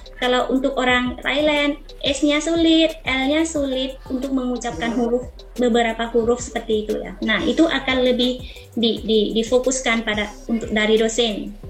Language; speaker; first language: Indonesian; non-native, fluent; Thai